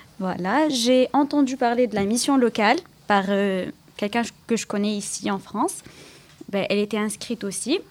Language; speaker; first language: French; non-native, local second language; Arabic